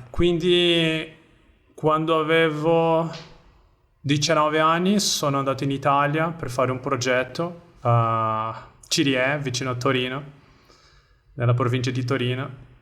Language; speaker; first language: Italian; non-native, fluent; Portuguese